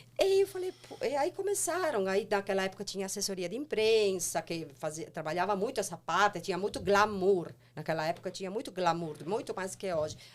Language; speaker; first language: Portuguese; non-native, fluent; Italian